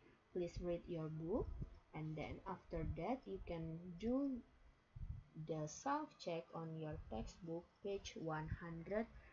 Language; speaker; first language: English; non-native, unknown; Indonesian